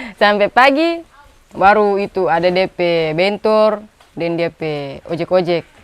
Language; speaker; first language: Indonesian; native; Indonesian